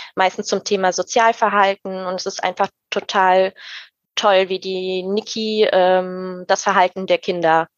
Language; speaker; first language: German; native; German